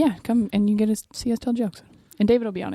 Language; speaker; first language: English; native; English